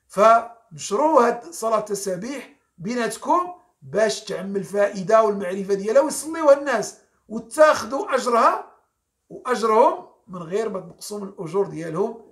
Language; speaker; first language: Arabic; native; Arabic